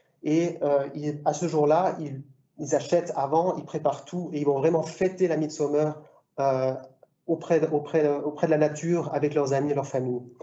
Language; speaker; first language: French; native; French